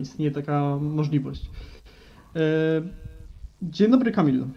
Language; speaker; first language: Polish; native; Polish